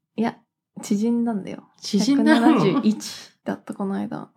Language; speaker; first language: Japanese; early bilingual, heritage; English